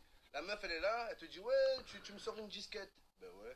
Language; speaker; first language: French; native; French